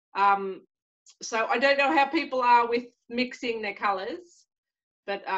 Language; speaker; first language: English; native; English